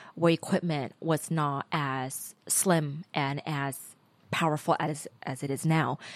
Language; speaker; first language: English; early bilingual, other home language; Vietnamese